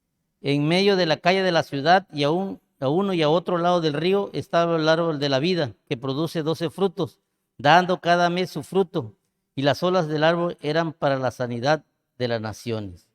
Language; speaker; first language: Spanish; native; Spanish